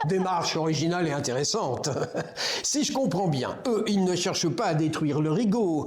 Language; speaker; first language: French; native; French